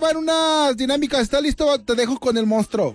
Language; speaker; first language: Spanish; native; Spanish